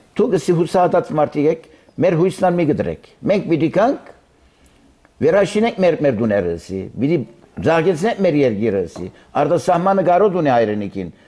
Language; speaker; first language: Armenian; early bilingual, heritage; Armenian